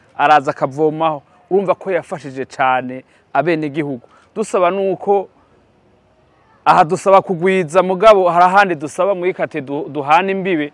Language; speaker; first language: Rundi; native; Rundi